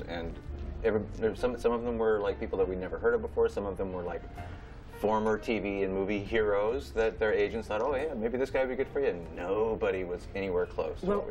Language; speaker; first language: English; native; English